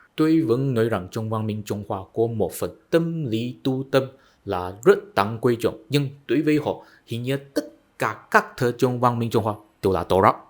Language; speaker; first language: Vietnamese; non-native, fluent; Chinese